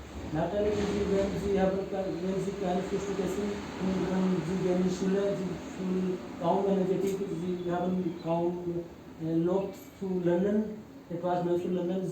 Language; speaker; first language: German; non-native, learner; Hindi